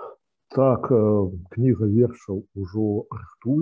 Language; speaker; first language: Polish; non-native, learner; Belarusian